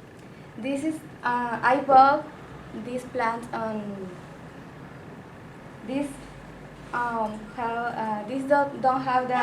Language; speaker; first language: English; non-native, learner; Spanish